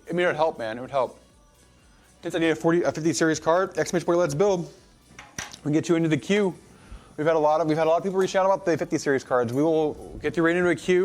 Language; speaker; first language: English; native; English